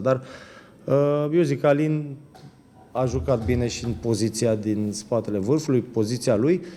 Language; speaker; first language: Romanian; native; Romanian